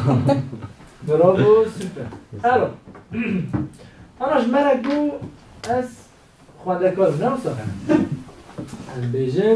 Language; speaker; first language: French; non-native, fluent; Kurdish